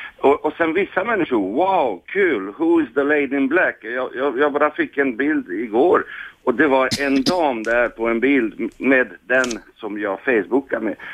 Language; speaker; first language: Swedish; non-native, fluent; Hungarian